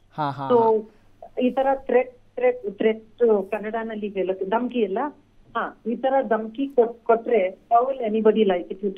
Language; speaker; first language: Kannada; non-native, learner; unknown